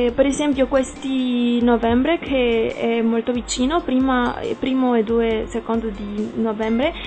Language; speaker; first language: Italian; non-native, learner; Spanish